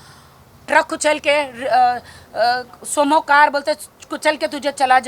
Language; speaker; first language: Hindi; native; Hindi